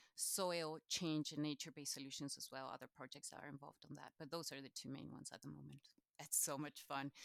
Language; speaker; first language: English; non-native, fluent; Spanish